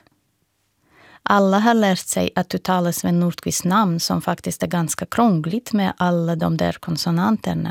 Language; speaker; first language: Swedish; non-native, fluent; Russian